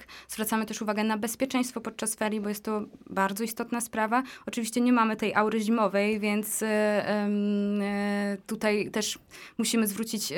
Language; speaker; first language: Polish; native; Polish